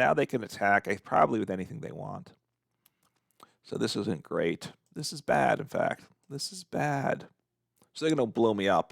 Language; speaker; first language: English; native; English